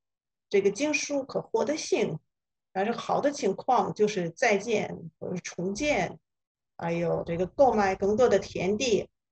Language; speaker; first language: Chinese; non-native, fluent; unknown